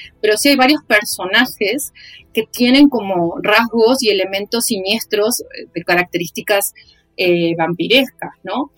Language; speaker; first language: Spanish; native; Spanish